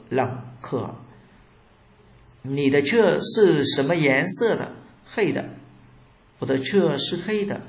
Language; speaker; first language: Chinese; non-native, fluent; Vietnamese